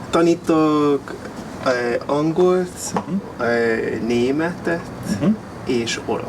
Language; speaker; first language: Hungarian; non-native, learner; English